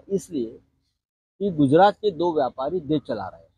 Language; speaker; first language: Hindi; non-native, local second language; Marathi